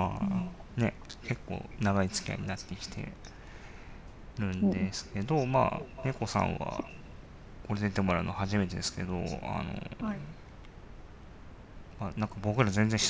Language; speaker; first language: Japanese; native; Japanese